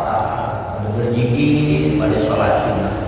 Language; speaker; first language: Indonesian; native; Indonesian